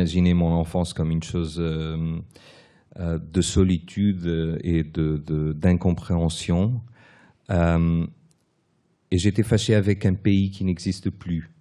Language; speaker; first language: French; early bilingual, other home language; Portuguese